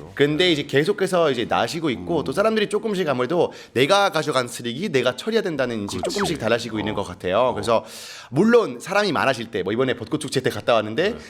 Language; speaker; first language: Korean; non-native, fluent; French